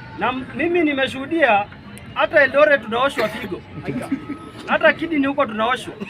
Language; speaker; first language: Swahili; non-native, local second language; Kalenjin